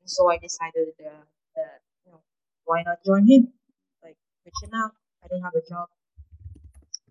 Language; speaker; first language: English; non-native, local second language; Filipino